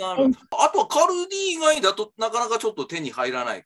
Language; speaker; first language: Japanese; native; Japanese